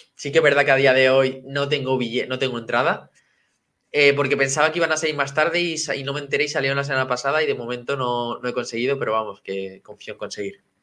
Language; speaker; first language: Spanish; native; Spanish